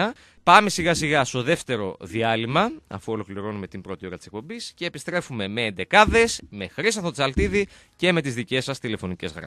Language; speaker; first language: Greek; native; Greek